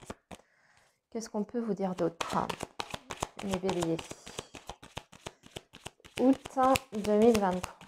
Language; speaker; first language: French; native; French